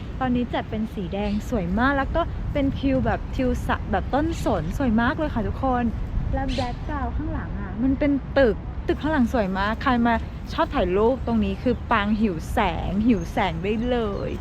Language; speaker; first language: Thai; native; Thai